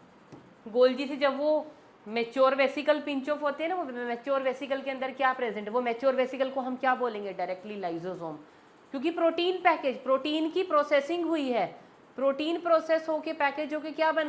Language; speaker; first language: Hindi; native; Hindi